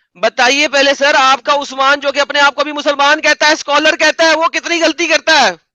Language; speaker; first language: Urdu; native; Urdu